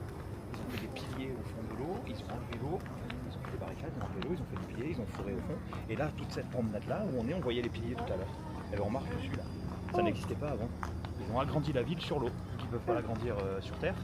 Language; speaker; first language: French; native; French